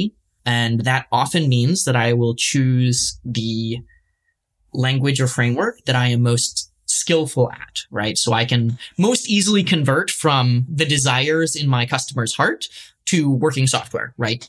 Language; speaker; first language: English; native; English